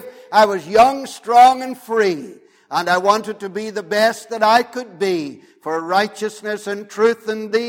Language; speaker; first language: English; native; English